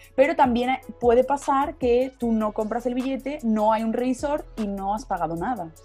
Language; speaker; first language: Spanish; native; Spanish